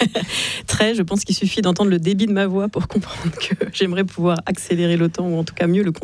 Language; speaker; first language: French; native; French